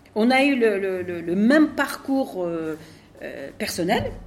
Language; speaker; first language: French; non-native, local second language; Arabic